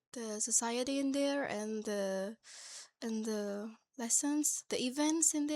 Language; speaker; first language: English; non-native, learner; Indonesian